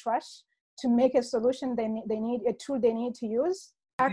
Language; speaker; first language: English; non-native, local second language; Kinyarwanda